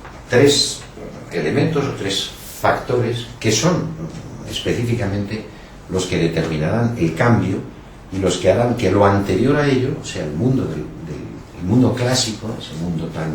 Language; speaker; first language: Spanish; native; Spanish